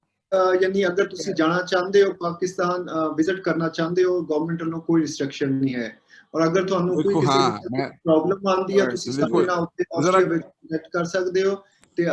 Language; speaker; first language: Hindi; non-native, local second language; Punjabi